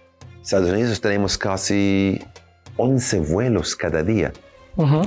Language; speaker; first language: Spanish; non-native, learner; Arabic